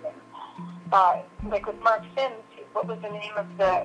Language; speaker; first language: English; native; English